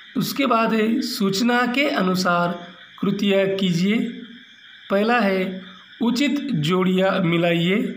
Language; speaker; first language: Hindi; non-native, local second language; Marathi